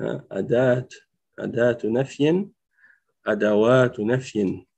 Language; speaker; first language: Arabic; non-native, fluent; French